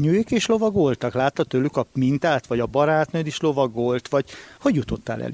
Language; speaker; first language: Hungarian; native; Hungarian